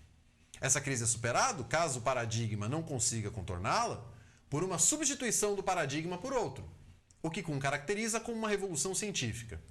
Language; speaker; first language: Portuguese; native; Portuguese